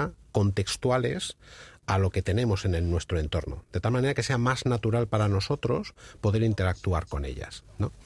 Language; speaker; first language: Spanish; native; Spanish